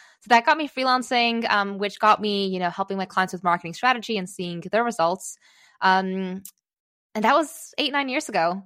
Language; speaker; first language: English; early bilingual, other home language; Czech